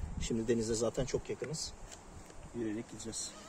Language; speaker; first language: Turkish; native; Turkish